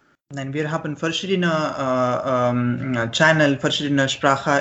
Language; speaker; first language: German; non-native, learner; Marathi